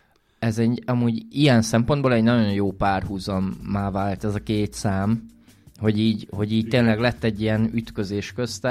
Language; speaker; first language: Hungarian; native; Hungarian